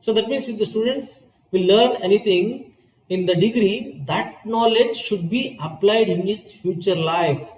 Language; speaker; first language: English; non-native, local second language; Kannada